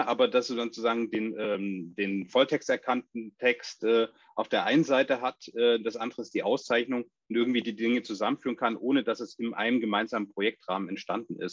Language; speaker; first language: German; native; German